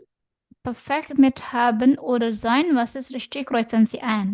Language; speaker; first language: German; non-native, fluent; Indonesian